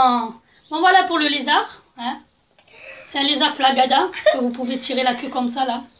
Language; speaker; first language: French; native; French